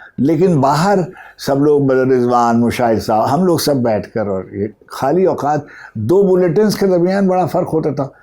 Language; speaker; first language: Urdu; native; Urdu